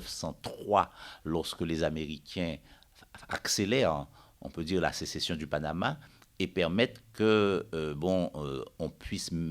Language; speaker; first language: French; native; French